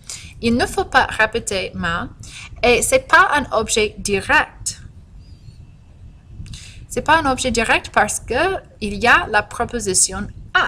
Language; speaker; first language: French; non-native, fluent; English